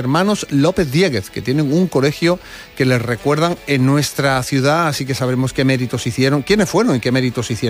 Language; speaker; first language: Spanish; native; Spanish